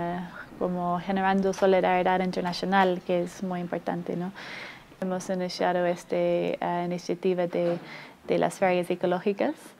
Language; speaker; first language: Spanish; non-native, fluent; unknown